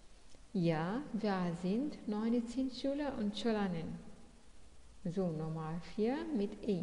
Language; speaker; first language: German; non-native, fluent; Arabic